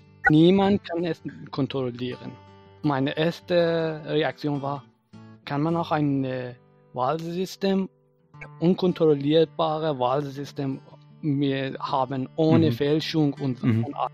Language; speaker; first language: German; non-native, fluent; Persian